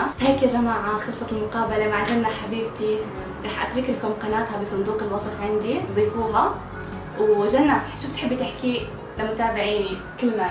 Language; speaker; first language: Arabic; native; Arabic